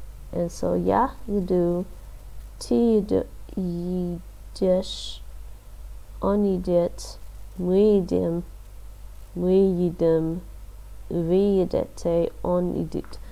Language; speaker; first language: Russian; non-native, learner; English